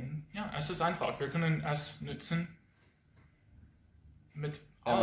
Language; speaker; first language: German; non-native, learner; English